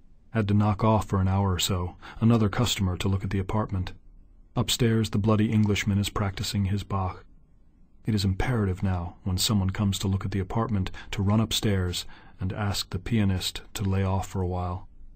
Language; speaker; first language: English; native; English